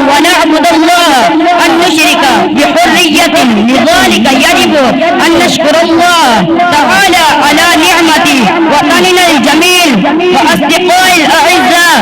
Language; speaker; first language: Arabic; non-native, learner; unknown